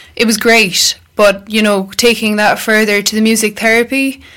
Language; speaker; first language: English; native; English